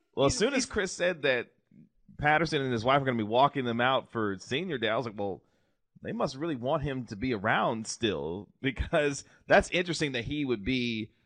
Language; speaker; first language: English; native; English